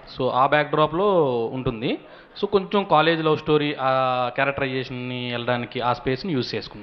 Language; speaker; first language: Telugu; native; Telugu